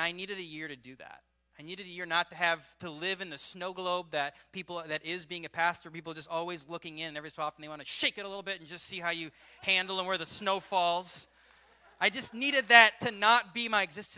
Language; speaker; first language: English; native; English